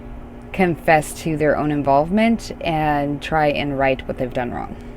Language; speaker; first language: English; native; English